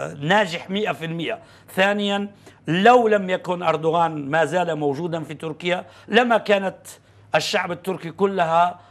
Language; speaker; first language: Arabic; non-native, fluent; Turkish